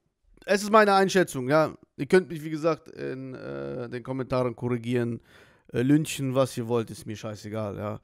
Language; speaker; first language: German; native; German